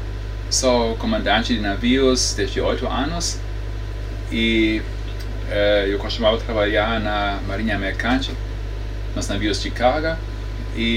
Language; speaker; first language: Portuguese; non-native, fluent; German